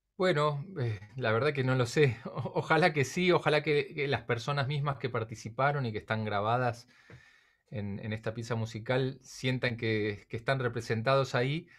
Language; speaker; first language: Spanish; native; Spanish